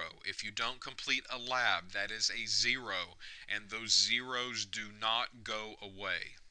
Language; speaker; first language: English; native; English